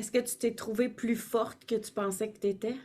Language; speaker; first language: French; native; French